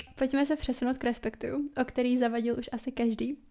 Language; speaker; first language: Czech; native; Czech